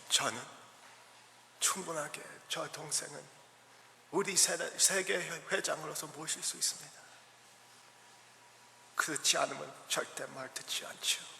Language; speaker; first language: Korean; early bilingual, heritage; Korean